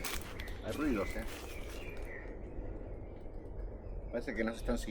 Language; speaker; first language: Spanish; native; Spanish